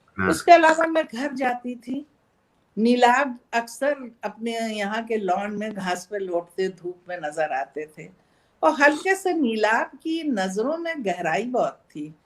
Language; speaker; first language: Hindi; native; Hindi